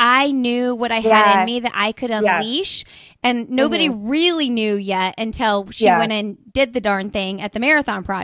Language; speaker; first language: English; native; English